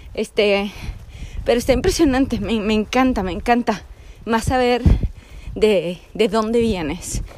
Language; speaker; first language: Spanish; early bilingual, heritage; Spanish